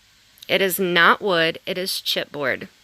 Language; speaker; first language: English; native; English